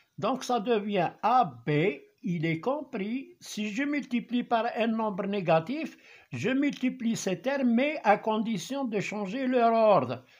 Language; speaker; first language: French; non-native, local second language; Arabic